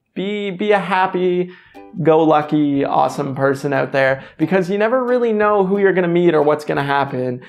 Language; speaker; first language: English; native; English